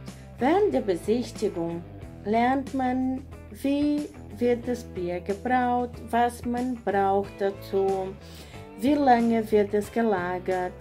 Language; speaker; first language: German; non-native, learner; Portuguese